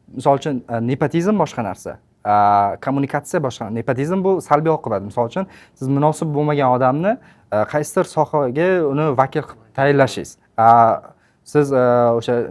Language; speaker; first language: Uzbek; native; Uzbek